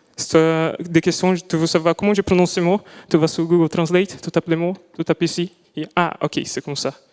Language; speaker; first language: French; non-native, fluent; Portuguese